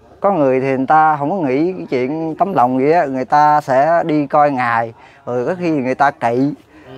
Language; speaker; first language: Vietnamese; non-native, local second language; Khmer